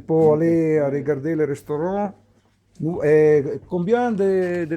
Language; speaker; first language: French; non-native, learner; Italian